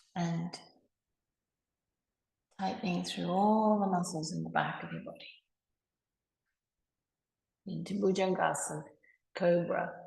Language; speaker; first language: English; native; English